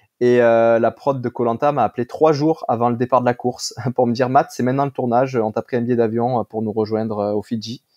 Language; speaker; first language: French; native; French